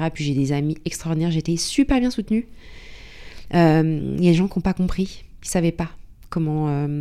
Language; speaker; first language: French; native; French